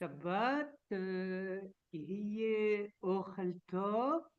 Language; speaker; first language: Hebrew; non-native, learner; French